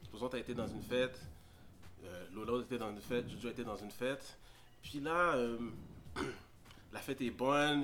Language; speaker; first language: French; native; French